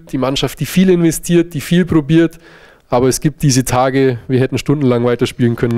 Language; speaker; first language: German; native; German